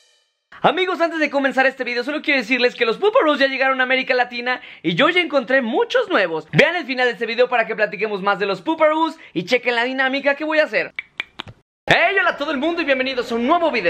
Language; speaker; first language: Spanish; native; Spanish